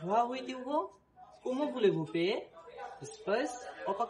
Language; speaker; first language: French; non-native, learner; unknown